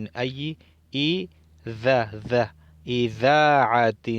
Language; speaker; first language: Arabic; non-native, fluent; Spanish